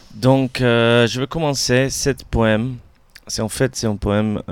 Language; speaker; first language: French; early bilingual, other home language; English